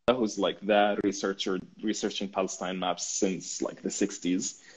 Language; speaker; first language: English; non-native, fluent; Arabic